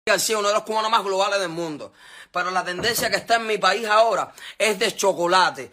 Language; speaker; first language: Spanish; native; Spanish